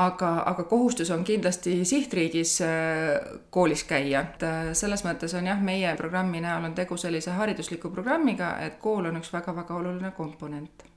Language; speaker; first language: Estonian; native; Estonian